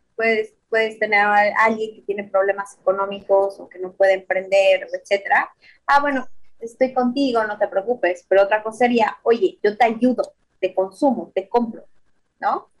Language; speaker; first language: Spanish; native; Spanish